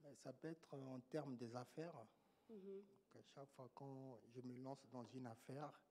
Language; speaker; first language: French; native; French